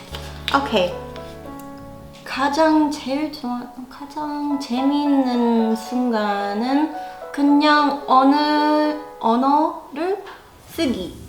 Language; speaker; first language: Korean; non-native, learner; Filipino